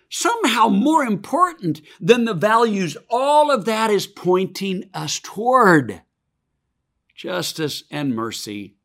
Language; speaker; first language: English; native; English